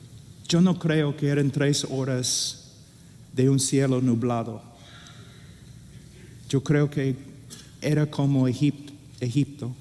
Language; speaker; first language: Spanish; non-native, fluent; English